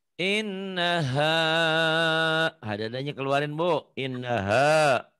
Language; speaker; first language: Indonesian; non-native, local second language; Sundanese